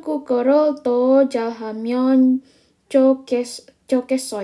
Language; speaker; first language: Korean; non-native, fluent; Indonesian